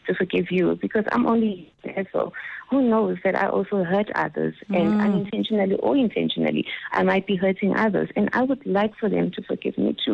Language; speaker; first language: English; non-native, local second language; Xhosa